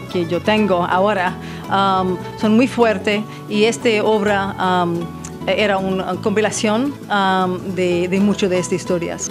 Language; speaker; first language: Spanish; early bilingual, heritage; English